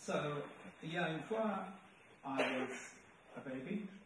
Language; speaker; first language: French; non-native, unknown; English